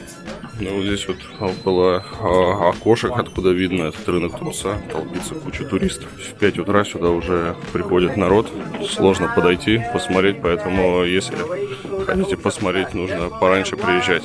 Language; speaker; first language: Russian; native; Russian